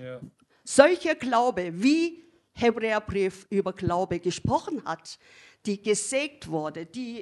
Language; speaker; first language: German; non-native, learner; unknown